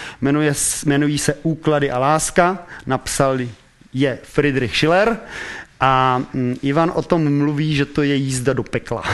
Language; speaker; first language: Czech; native; Czech